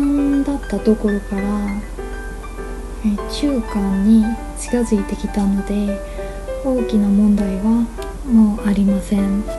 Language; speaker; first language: Japanese; non-native, fluent; Korean